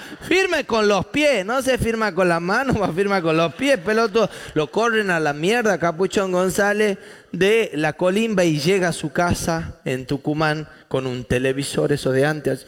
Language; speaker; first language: Spanish; native; Spanish